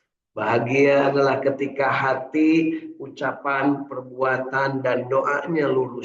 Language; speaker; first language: Indonesian; native; Indonesian